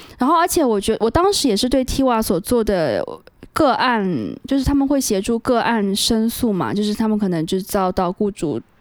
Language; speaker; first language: Chinese; native; Chinese